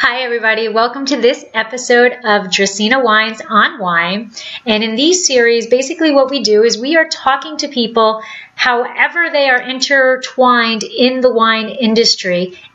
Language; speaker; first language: English; native; English